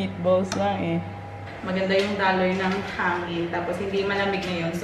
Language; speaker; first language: Filipino; non-native, local second language; Hiligaynon